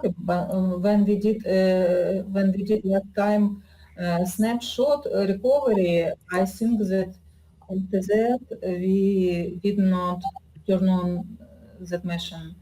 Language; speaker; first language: English; non-native, learner; Russian